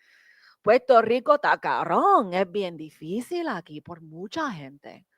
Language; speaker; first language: Spanish; non-native, learner; English